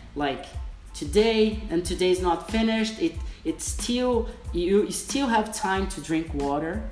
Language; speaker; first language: English; non-native, fluent; Portuguese